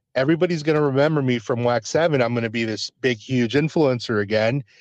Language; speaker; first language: English; early bilingual, other home language; Spanish